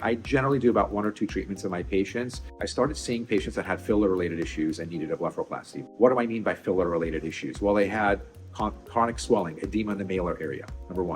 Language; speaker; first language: English; native; English